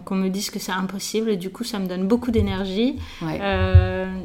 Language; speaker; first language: French; native; French